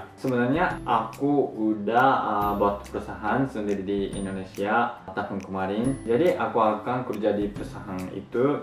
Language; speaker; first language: Indonesian; non-native, fluent; Japanese